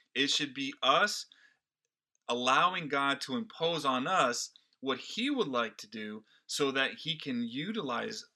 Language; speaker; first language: English; non-native, fluent; Portuguese